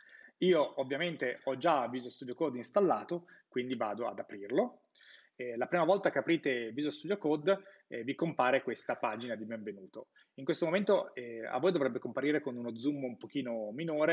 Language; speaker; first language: Italian; native; Italian